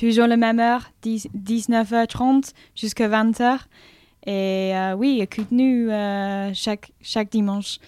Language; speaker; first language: French; non-native, learner; English